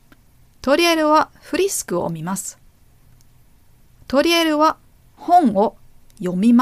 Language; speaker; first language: Japanese; non-native, learner; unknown